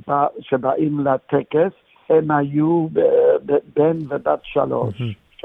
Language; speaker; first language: Hebrew; non-native, fluent; English